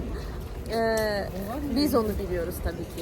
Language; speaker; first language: Turkish; non-native, fluent; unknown